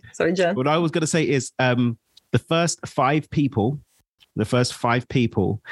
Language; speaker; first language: English; non-native, fluent; Bulgarian